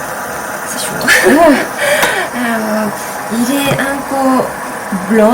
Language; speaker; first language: French; non-native, fluent; Japanese